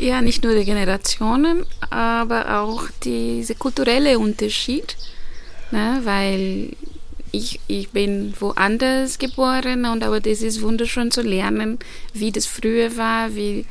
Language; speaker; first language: German; non-native, fluent; Portuguese